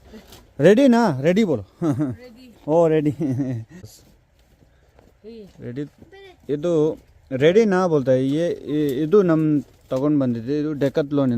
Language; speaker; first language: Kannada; non-native, fluent; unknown